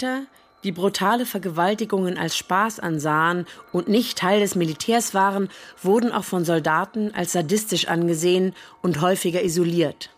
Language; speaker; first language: German; native; German